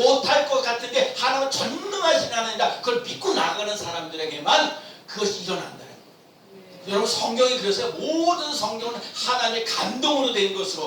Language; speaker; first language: Korean; native; Korean